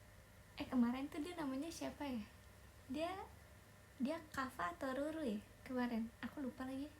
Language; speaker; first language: Indonesian; native; Indonesian